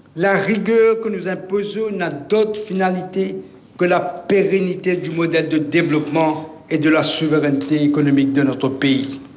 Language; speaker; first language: French; non-native, local second language; Morisyen